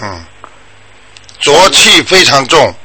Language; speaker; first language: Chinese; native; Chinese